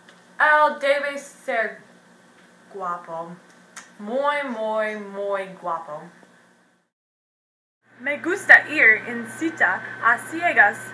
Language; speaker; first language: Spanish; non-native, learner; English